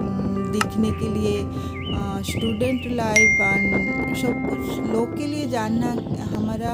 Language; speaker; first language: Hindi; non-native, local second language; Odia